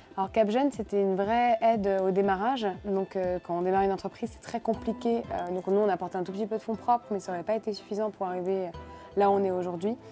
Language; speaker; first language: French; native; French